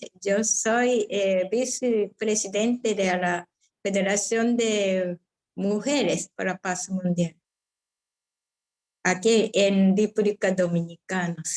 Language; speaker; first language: Spanish; non-native, fluent; Japanese